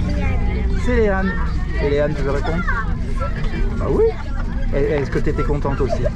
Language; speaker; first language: French; native; French